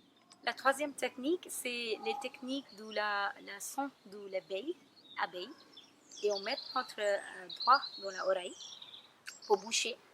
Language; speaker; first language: French; non-native, learner; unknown